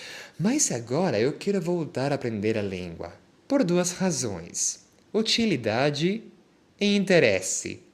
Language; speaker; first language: Portuguese; non-native, fluent; Spanish